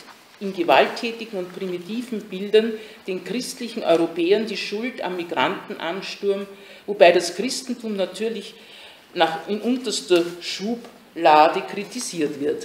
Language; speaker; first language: German; native; German